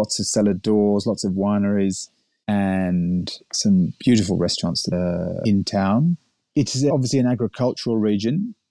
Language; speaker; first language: English; native; English